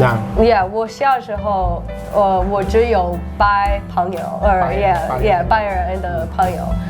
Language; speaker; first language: Chinese; early bilingual, heritage; English